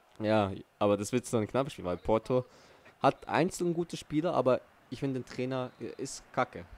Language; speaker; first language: German; early bilingual, other home language; Portuguese